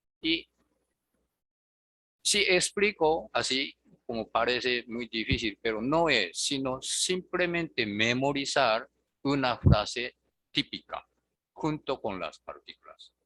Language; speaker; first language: Spanish; non-native, fluent; Japanese